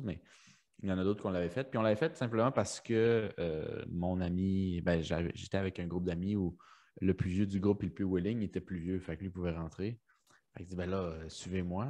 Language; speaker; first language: French; early bilingual, other home language; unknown